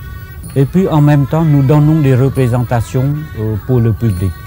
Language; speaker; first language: French; non-native, fluent; Khmer